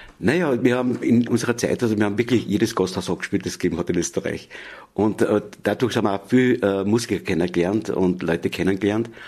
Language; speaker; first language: German; native; German